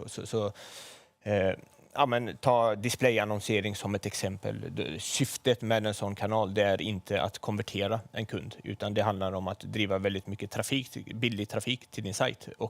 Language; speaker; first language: Swedish; native; Swedish